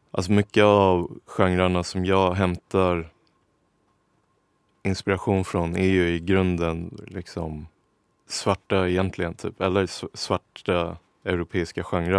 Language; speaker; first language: Swedish; native; Swedish